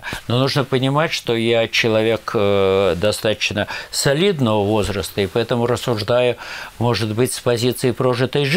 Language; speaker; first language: Russian; native; Russian